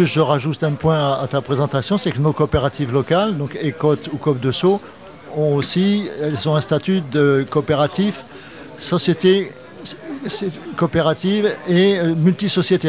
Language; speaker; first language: French; native; French